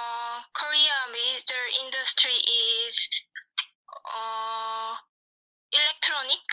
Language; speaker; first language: English; non-native, learner; Korean